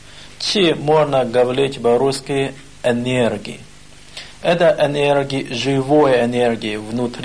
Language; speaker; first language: Russian; non-native, learner; Chinese